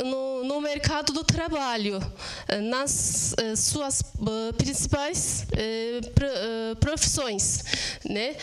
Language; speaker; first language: Portuguese; non-native, fluent; Turkish